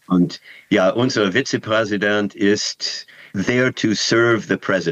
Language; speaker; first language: German; non-native, fluent; English